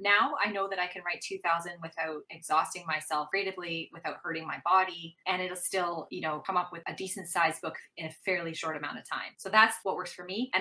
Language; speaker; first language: English; native; English